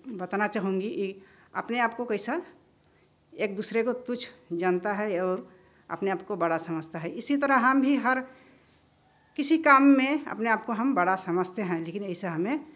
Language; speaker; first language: Hindi; non-native, local second language; Bangla